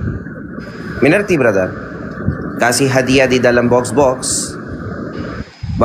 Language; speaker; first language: Indonesian; non-native, learner; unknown